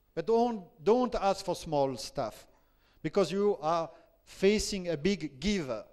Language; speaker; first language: English; non-native, fluent; French